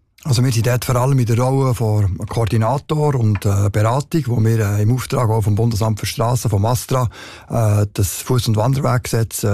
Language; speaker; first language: German; native; German